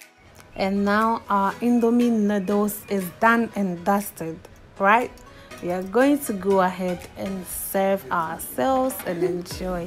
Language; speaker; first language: English; non-native, local second language; Akan